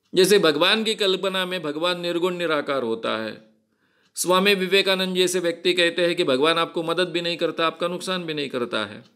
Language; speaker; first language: Hindi; non-native, local second language; Marathi